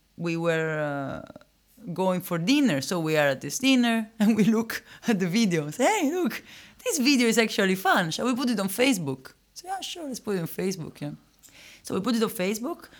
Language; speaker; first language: English; non-native, fluent; Italian